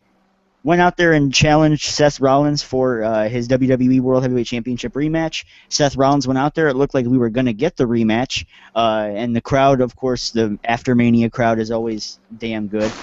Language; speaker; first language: English; native; English